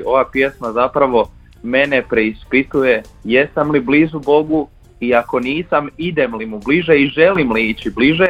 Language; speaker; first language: Croatian; native; Croatian